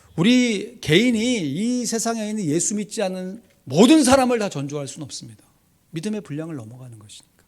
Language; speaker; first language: Korean; native; Korean